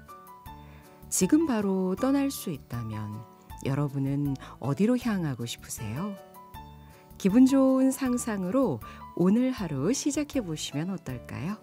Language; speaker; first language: Korean; native; Korean